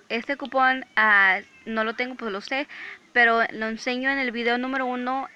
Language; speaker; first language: Spanish; early bilingual, other home language; English